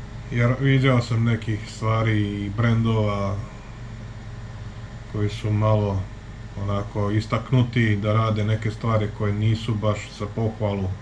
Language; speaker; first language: Serbian; native; Serbian